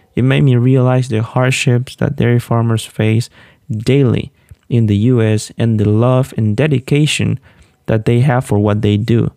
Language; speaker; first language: English; non-native, fluent; Spanish